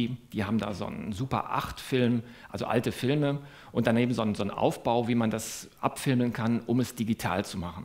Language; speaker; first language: German; native; German